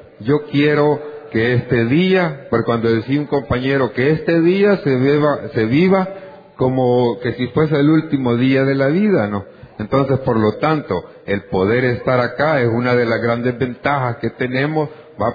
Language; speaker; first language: Spanish; native; Spanish